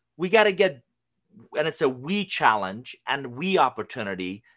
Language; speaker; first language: English; non-native, fluent; Persian